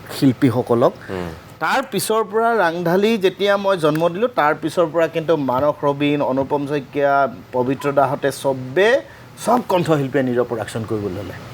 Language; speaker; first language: Assamese; native; Assamese